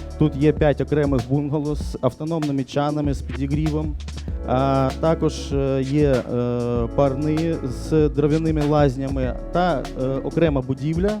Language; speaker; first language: Ukrainian; non-native, local second language; Russian